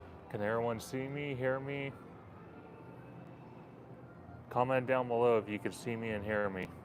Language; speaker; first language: English; native; English